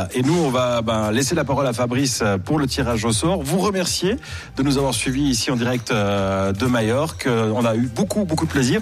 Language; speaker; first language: French; native; French